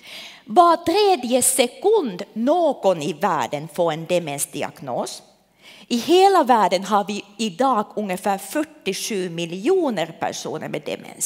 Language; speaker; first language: Swedish; non-native, local second language; Finnish